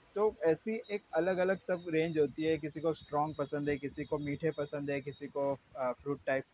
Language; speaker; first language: Hindi; non-native, local second language; Gujarati